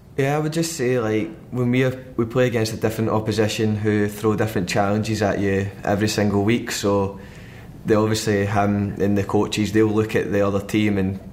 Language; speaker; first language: English; native; English